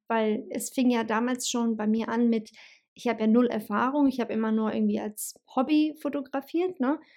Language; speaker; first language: German; early bilingual, other home language; Bosnian